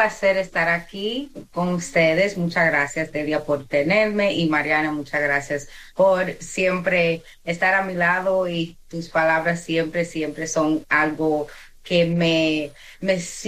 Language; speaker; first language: Spanish; early bilingual, heritage; Spanish